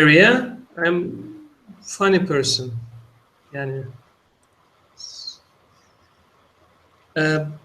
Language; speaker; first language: English; non-native, learner; Turkish